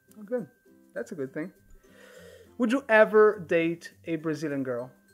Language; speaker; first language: English; non-native, fluent; Portuguese